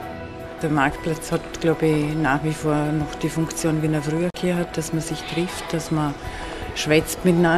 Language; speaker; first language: German; native; German